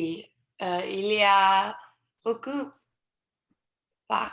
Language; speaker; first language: French; non-native, learner; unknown